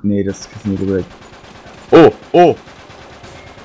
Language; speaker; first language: German; native; German